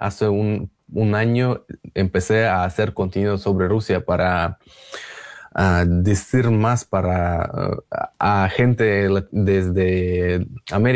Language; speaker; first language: Spanish; non-native, learner; Russian